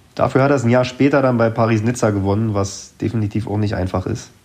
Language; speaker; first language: German; native; German